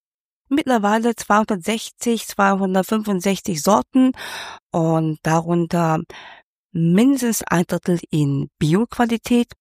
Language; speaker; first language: German; non-native, fluent; Cantonese